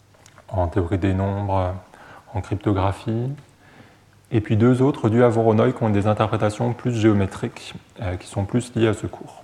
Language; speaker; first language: French; native; French